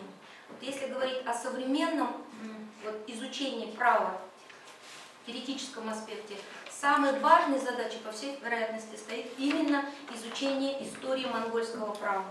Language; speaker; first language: Russian; native; Russian